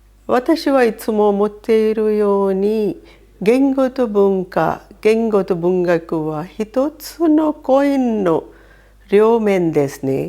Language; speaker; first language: Japanese; non-native, fluent; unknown